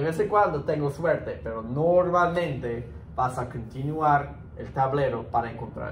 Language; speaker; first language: Spanish; non-native, fluent; English